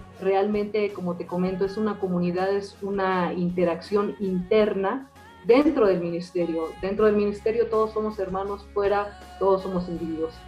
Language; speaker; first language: Spanish; native; Spanish